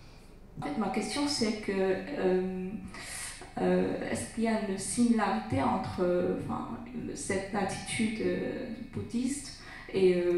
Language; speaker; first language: French; non-native, learner; Chinese